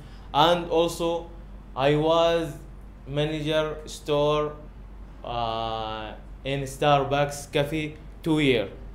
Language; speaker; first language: English; non-native, learner; Arabic